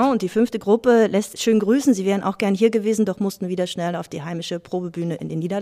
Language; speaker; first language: German; native; German